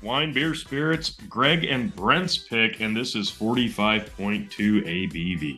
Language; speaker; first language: English; native; English